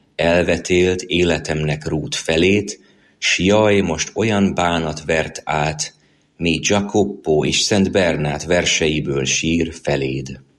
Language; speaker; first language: Hungarian; native; Hungarian